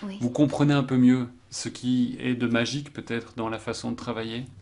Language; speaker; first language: French; native; French